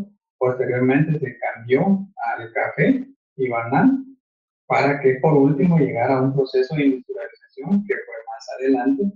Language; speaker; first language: Spanish; native; Spanish